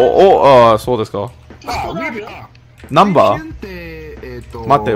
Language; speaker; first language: Japanese; non-native, learner; English